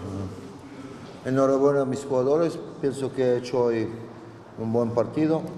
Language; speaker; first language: Spanish; non-native, fluent; Croatian